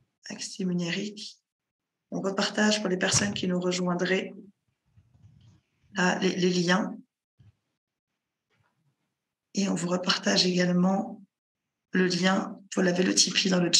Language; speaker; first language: French; native; French